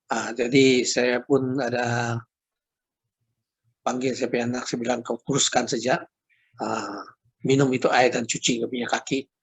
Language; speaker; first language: Indonesian; non-native, local second language; Chinese